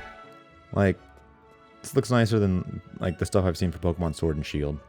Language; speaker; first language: English; native; English